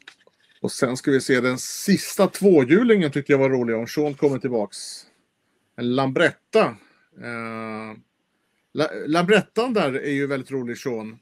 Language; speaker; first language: Swedish; native; Swedish